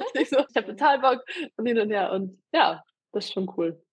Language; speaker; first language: German; early bilingual, other home language; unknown